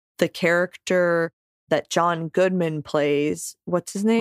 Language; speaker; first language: English; native; English